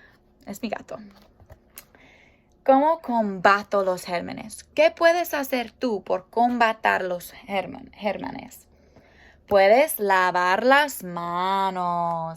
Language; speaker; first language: Spanish; non-native, fluent; English